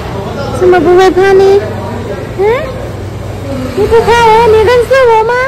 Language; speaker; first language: Chinese; non-native, fluent; Indonesian